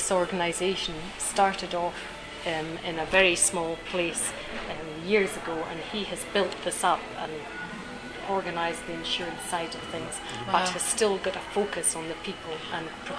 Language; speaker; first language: English; native; English